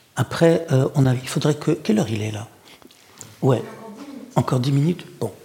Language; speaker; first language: French; early bilingual, other home language; Russian